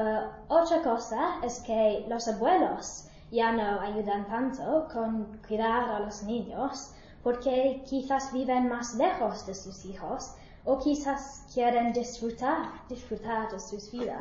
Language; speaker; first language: Spanish; non-native, learner; English